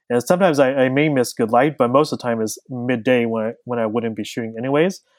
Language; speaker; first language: English; native; English